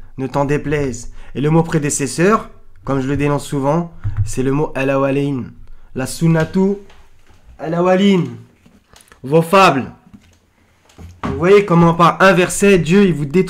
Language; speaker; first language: French; native; French